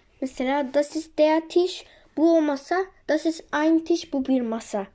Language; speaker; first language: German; non-native, learner; Turkish